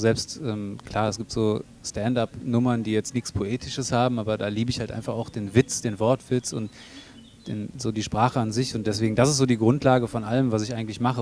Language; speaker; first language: German; native; German